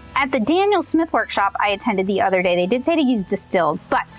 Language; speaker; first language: English; native; English